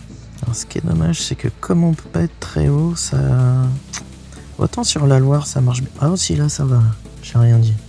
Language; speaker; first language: French; native; French